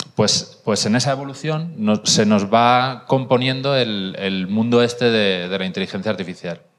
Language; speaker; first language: Spanish; native; Spanish